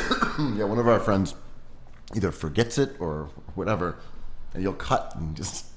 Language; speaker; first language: English; native; English